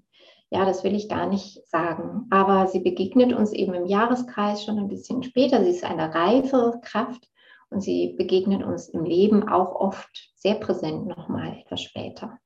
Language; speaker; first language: German; native; German